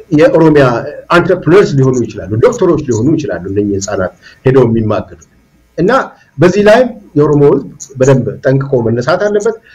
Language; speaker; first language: Amharic; non-native, local second language; Oromo